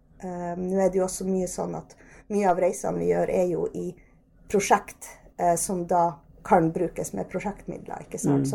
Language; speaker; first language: Norwegian; native; Norwegian